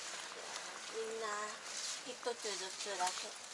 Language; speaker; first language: Japanese; non-native, learner; Vietnamese